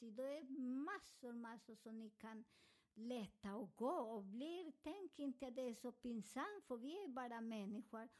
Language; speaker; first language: Swedish; non-native, learner; Spanish